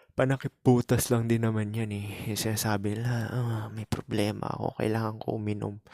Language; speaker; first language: Filipino; native; Filipino